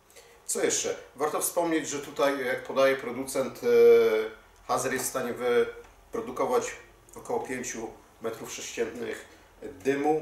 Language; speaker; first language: Polish; native; Polish